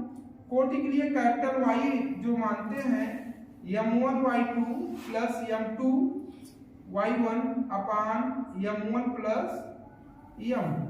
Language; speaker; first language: Hindi; native; Hindi